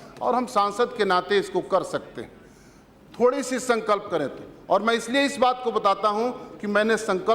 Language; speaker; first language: Hindi; native; Hindi